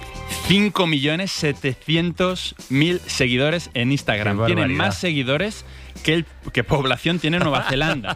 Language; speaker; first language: Spanish; native; Spanish